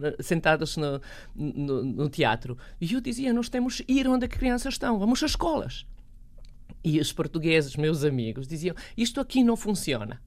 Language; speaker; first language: Portuguese; non-native, fluent; Serbian